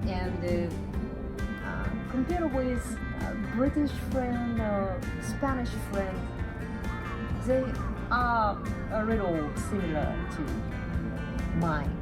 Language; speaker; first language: English; non-native, learner; Japanese